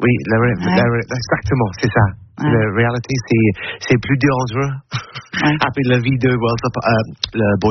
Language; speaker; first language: French; non-native, learner; English